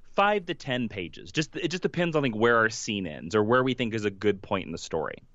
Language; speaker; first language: English; native; English